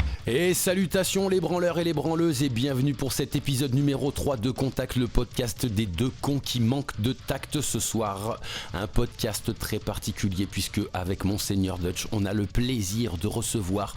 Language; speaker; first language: French; native; French